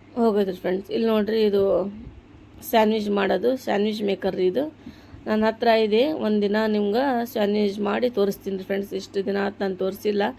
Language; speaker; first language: Kannada; native; Kannada